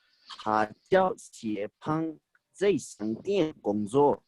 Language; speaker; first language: Chinese; non-native, fluent; Urdu